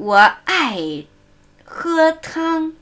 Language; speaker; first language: Chinese; non-native, fluent; German